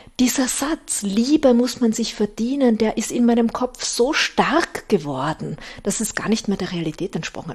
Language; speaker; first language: German; native; German